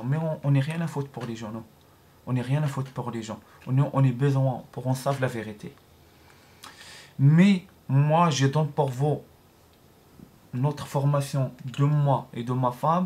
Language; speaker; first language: French; non-native, learner; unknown